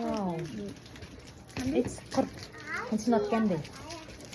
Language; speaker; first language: English; non-native, learner; Kazakh